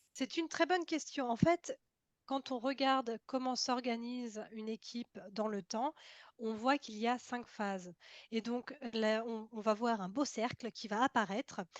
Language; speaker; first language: French; native; French